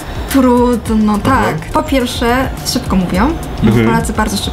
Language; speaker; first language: Polish; non-native, fluent; Japanese